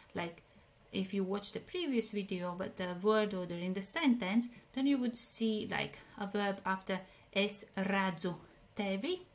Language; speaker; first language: English; non-native, fluent; Latvian